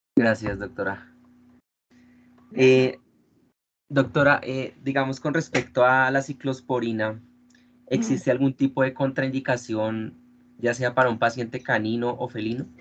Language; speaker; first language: Spanish; native; Spanish